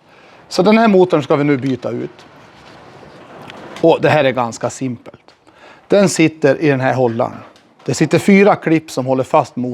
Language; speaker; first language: Swedish; native; Swedish